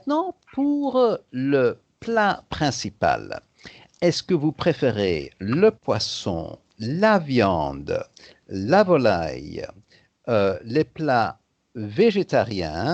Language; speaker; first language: French; native; French